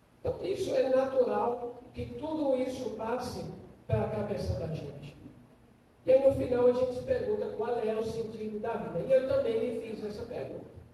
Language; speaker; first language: Portuguese; non-native, fluent; German